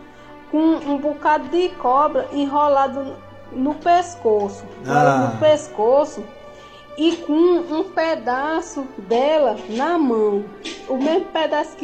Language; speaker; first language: Portuguese; native; Portuguese